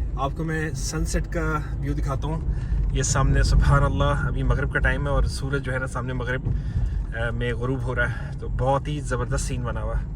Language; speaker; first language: Urdu; native; Urdu